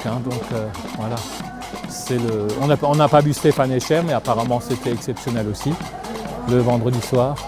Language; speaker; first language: French; native; French